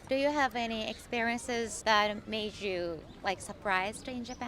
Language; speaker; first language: English; non-native, learner; Japanese